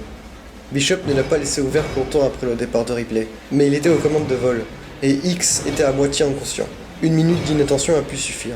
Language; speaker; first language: French; native; French